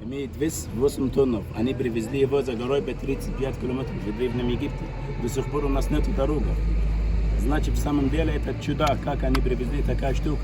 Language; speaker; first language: Russian; non-native, learner; Arabic